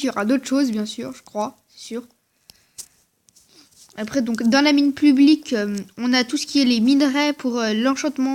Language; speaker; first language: French; native; French